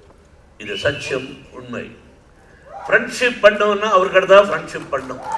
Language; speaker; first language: Tamil; non-native, learner; Telugu